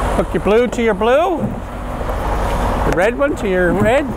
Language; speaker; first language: English; native; English